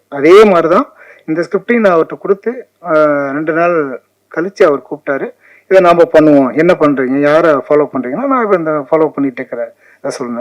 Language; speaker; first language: Tamil; native; Tamil